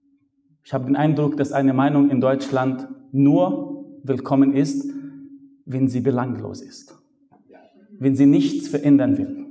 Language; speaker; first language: German; non-native, fluent; Arabic